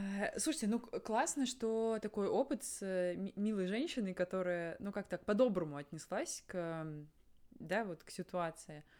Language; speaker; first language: Russian; native; Russian